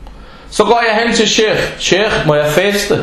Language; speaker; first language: Danish; non-native, fluent; Arabic